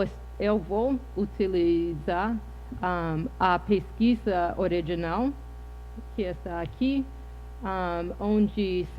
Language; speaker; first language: Portuguese; non-native, fluent; English